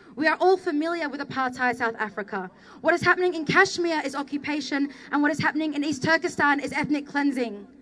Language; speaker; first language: English; early bilingual, other home language; Arabic